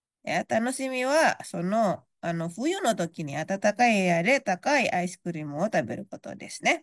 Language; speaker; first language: Japanese; non-native, fluent; Indonesian